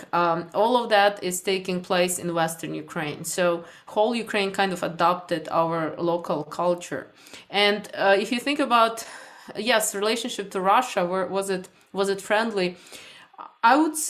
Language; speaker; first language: English; non-native, fluent; Ukrainian